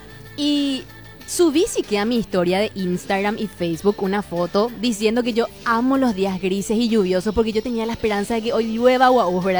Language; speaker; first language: Spanish; native; Spanish